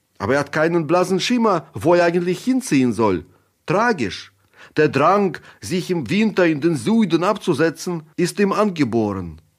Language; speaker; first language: German; non-native, fluent; Russian